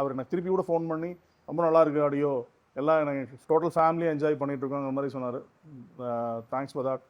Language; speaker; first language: Tamil; native; Tamil